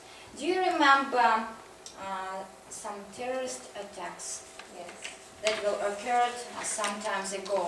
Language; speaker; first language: English; non-native, fluent; Russian